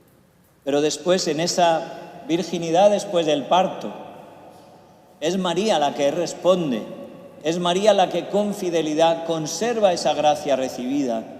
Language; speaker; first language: Spanish; native; Spanish